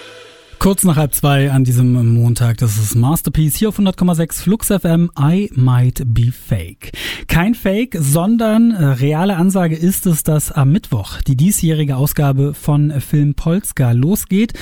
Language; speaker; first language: German; native; German